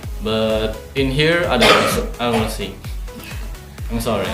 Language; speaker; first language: English; non-native, learner; Indonesian